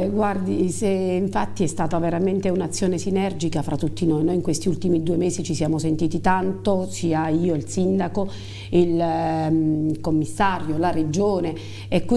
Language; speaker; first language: Italian; native; Italian